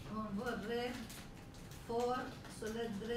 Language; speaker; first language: Swedish; non-native, learner; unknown